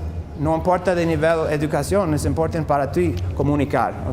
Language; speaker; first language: Spanish; non-native, learner; English